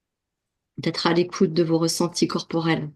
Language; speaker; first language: French; native; French